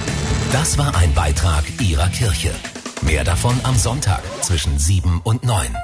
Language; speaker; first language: German; native; German